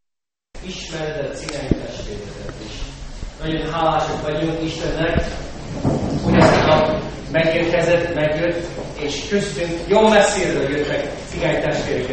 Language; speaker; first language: Hungarian; non-native, fluent; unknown